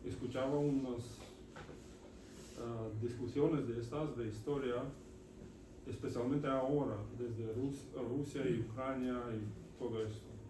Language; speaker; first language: Spanish; non-native, learner; Russian